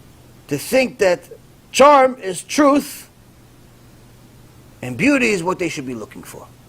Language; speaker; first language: English; non-native, fluent; Hebrew